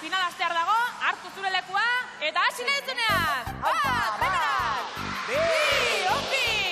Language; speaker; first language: Basque; native; Basque